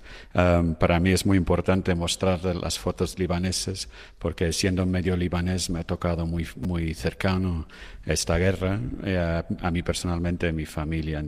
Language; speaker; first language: Spanish; non-native, fluent; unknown